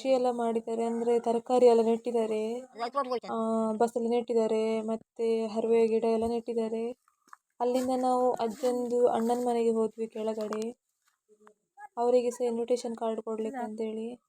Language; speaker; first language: Kannada; native; Kannada